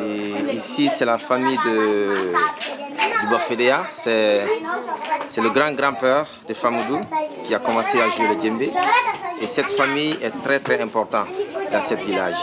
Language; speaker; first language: French; non-native, local second language; Mandingo